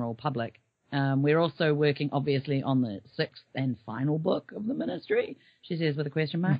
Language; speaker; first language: English; native; English